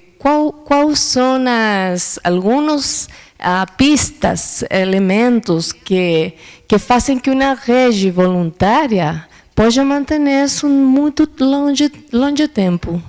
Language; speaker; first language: Portuguese; non-native, learner; Spanish